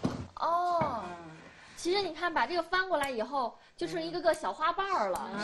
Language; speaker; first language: Chinese; native; Chinese